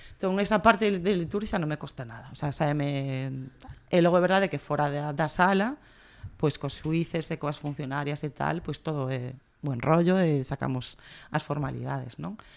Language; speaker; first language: Galician; non-native, local second language; Spanish